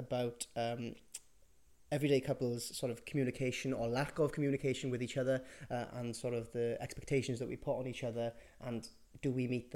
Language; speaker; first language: English; native; English